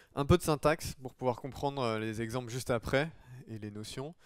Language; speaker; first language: French; native; French